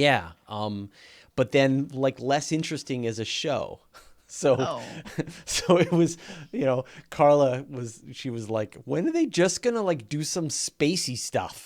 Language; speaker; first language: English; native; English